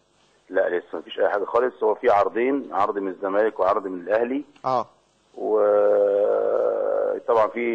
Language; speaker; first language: Arabic; native; Arabic